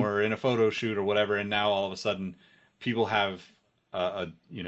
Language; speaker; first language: English; native; English